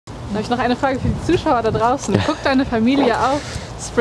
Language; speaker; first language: German; native; German